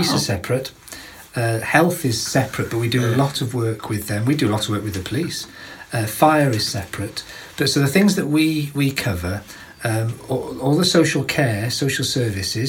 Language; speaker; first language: English; native; English